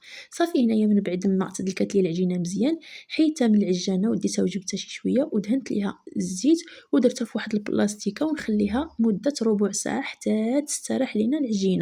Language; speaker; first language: Arabic; native; Arabic